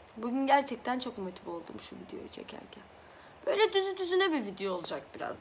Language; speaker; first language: Turkish; early bilingual, other home language; Azerbaijani